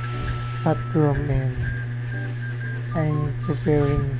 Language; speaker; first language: English; non-native, learner; Cebuano